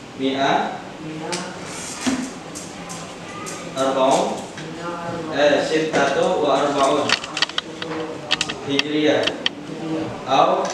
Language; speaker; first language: Arabic; non-native, fluent; Indonesian